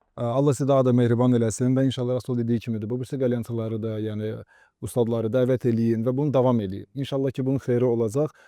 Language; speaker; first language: Azerbaijani; early bilingual, other home language; Russian